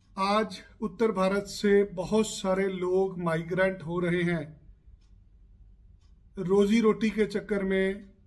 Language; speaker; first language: Hindi; non-native, local second language; Punjabi